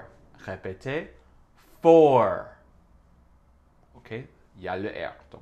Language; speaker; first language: French; non-native, fluent; English